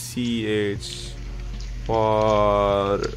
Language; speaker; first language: Japanese; non-native, learner; English